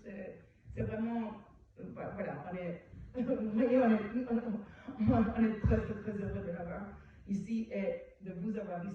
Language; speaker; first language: French; native; French